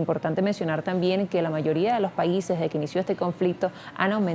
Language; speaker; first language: Spanish; native; Spanish